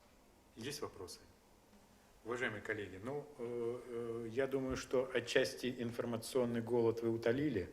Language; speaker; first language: Russian; native; Russian